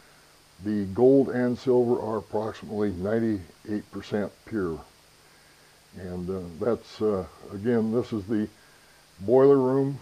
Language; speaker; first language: English; native; English